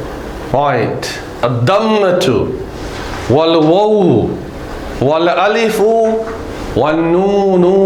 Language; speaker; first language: Arabic; non-native, fluent; English